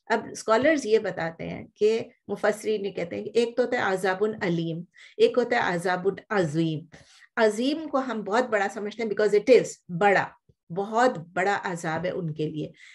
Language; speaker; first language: Urdu; native; Urdu